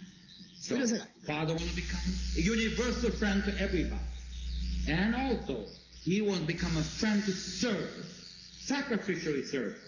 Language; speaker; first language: English; non-native, fluent; Korean